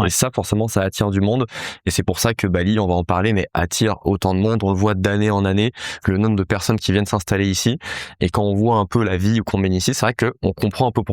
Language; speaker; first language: French; native; French